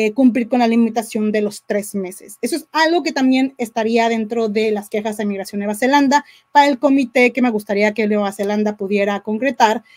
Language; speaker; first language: Spanish; native; Spanish